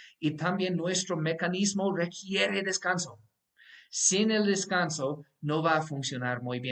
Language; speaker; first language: Spanish; non-native, fluent; English